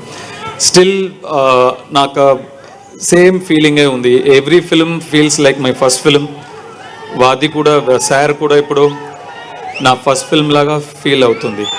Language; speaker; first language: Telugu; non-native, learner; Tamil